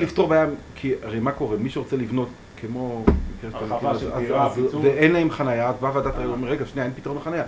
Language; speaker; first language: Hebrew; native; Hebrew